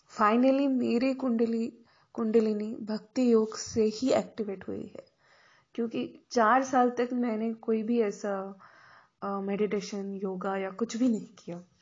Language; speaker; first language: Hindi; non-native, local second language; Marathi